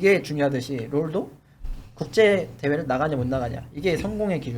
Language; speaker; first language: Korean; native; Korean